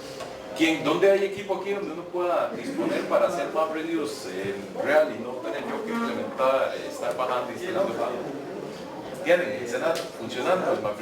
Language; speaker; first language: Spanish; native; Spanish